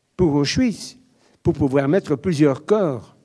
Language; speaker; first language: French; native; French